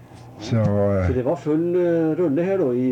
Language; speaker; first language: Swedish; native; Swedish